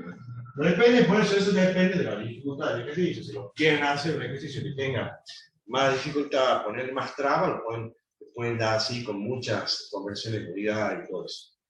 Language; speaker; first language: Spanish; native; Spanish